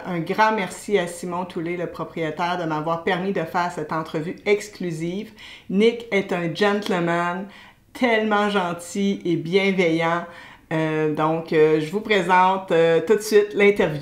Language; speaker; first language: French; native; French